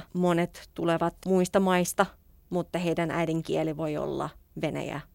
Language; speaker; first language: Finnish; non-native, fluent; Russian